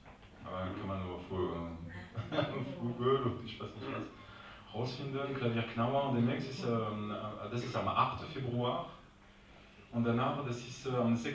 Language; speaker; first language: German; non-native, local second language; French